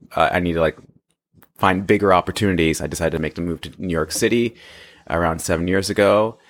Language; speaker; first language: English; early bilingual, other home language; Hindi